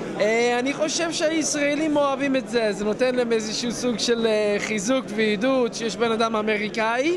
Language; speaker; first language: Hebrew; non-native, fluent; English